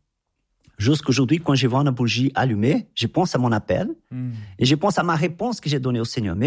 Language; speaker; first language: French; non-native, fluent; Portuguese